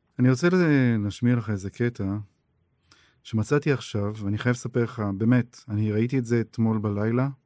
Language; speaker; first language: Hebrew; native; Hebrew